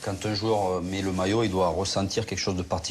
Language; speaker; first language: French; native; French